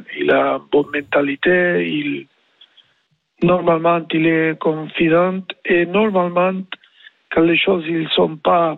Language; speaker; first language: French; non-native, learner; Spanish